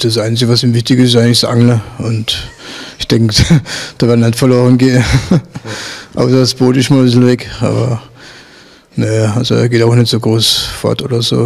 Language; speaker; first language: German; native; German